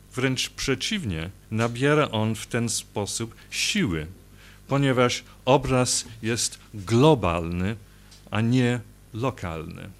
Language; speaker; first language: Polish; non-native, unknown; English